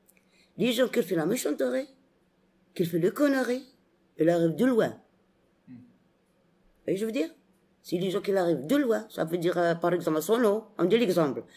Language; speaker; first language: French; non-native, local second language; Arabic